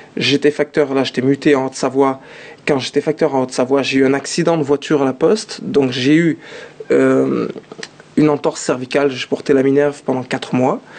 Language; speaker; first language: French; early bilingual, other home language; Arabic